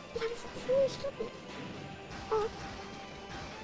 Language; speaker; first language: German; early bilingual, other home language; Japanese